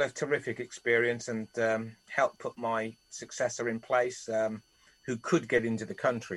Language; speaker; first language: English; native; English